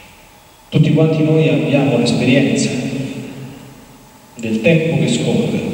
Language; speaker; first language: Italian; native; Italian